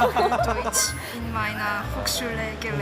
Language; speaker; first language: German; non-native, learner; Korean